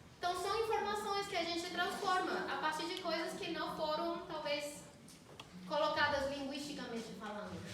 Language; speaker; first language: Portuguese; non-native, fluent; Spanish